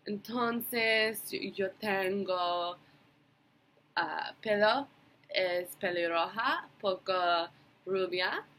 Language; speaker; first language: Spanish; non-native, learner; English